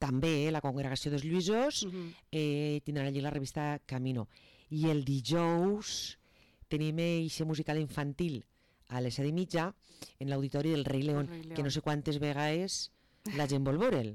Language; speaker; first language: Catalan; native; Catalan